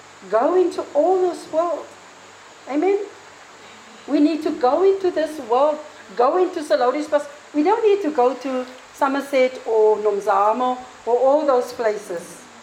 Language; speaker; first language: English; non-native, local second language; Afrikaans